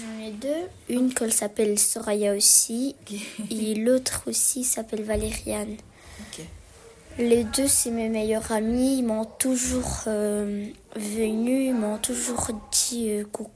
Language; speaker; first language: French; early bilingual, other home language; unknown